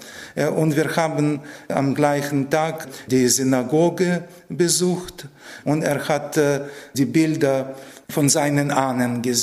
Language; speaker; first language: German; non-native, fluent; Russian